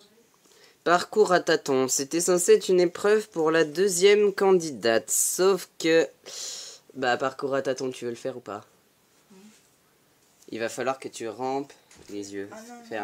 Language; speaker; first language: French; native; French